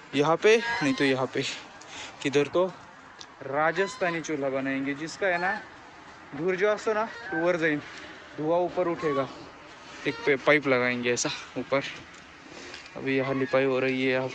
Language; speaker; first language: Hindi; non-native, local second language; Marathi